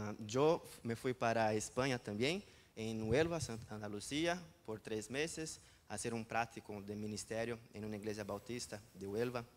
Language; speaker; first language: Spanish; non-native, fluent; Portuguese